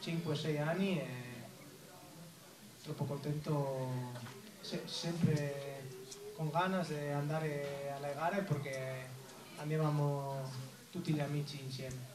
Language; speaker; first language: Italian; non-native, learner; Spanish